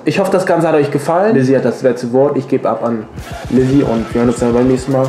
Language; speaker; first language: German; native; German